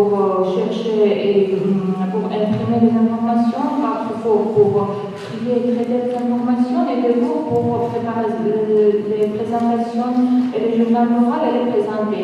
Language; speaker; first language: French; non-native, fluent; Georgian